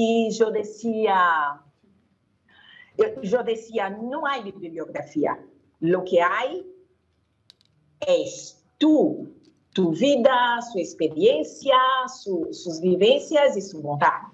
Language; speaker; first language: Spanish; non-native, fluent; Portuguese